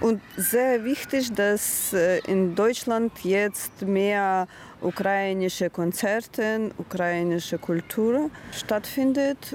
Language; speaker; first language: German; non-native, learner; Ukrainian